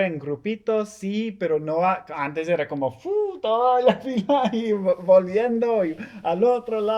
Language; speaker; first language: Spanish; non-native, fluent; English